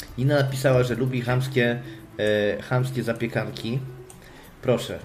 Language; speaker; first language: Polish; native; Polish